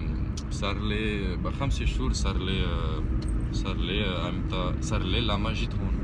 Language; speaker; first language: Arabic; non-native, learner; French